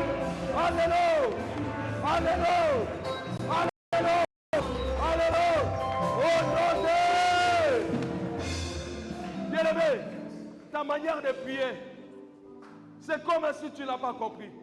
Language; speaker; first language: French; non-native, local second language; Lingala